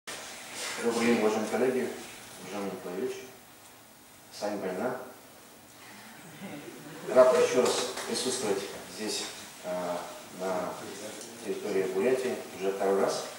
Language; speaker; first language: Russian; native; Russian